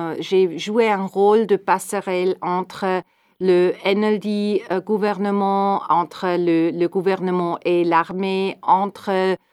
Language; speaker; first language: French; non-native, fluent; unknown